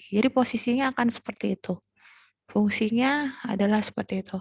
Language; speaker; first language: Indonesian; native; Indonesian